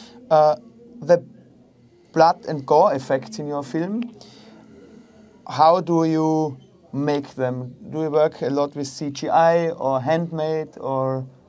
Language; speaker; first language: English; non-native, learner; German